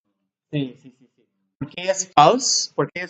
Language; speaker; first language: Spanish; non-native, learner; English